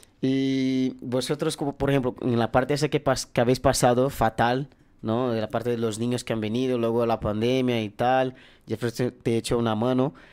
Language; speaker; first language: Spanish; non-native, fluent; Portuguese